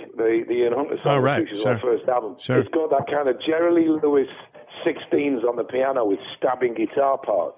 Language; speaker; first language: English; native; English